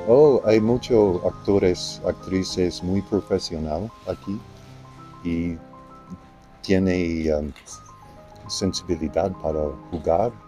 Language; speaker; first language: Spanish; non-native, learner; English